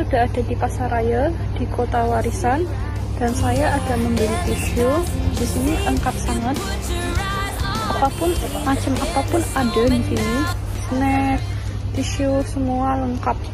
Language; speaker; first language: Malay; non-native, learner; Indonesian